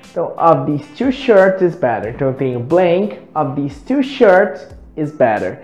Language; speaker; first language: English; non-native, fluent; Portuguese